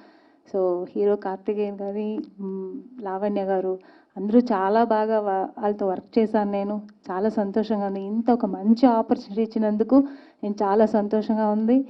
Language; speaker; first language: Telugu; non-native, learner; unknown